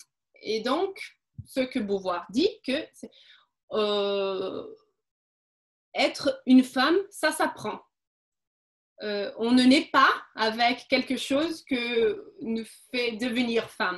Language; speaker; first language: French; non-native, fluent; Portuguese